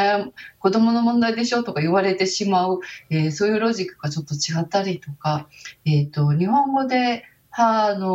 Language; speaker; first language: Japanese; native; Japanese